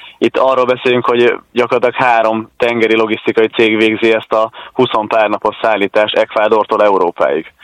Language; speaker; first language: Hungarian; native; Hungarian